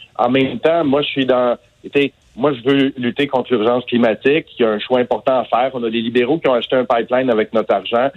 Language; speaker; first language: French; native; French